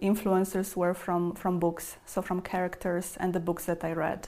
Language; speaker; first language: English; non-native, fluent; Romanian